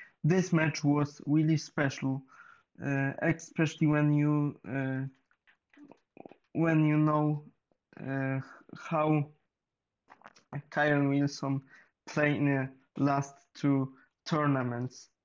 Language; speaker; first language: English; non-native, learner; Polish